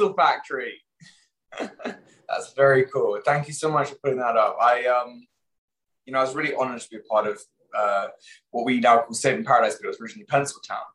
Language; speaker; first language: English; native; English